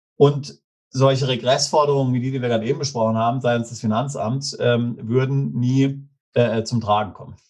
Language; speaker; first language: German; native; German